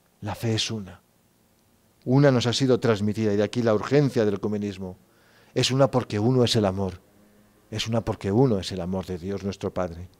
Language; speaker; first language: Spanish; native; Spanish